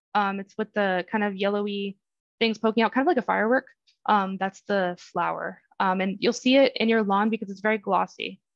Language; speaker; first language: English; native; English